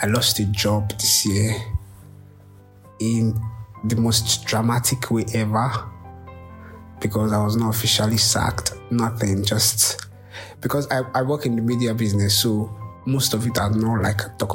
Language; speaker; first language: English; non-native, local second language; Yoruba